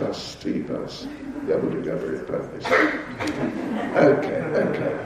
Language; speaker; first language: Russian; non-native, learner; English